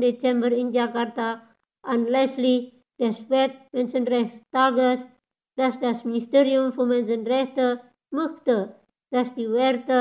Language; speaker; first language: German; non-native, fluent; Indonesian